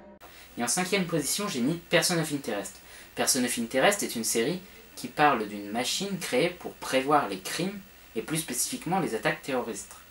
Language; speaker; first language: French; native; French